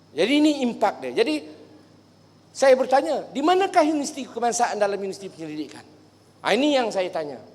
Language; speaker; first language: Malay; native; Malay